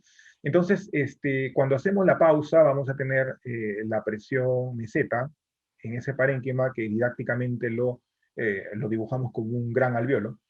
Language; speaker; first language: Spanish; native; Spanish